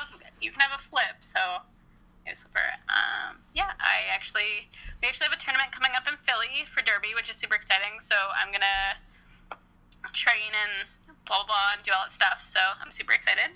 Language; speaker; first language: English; native; English